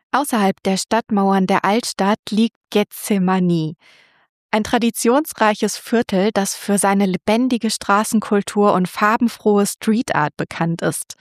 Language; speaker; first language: German; native; German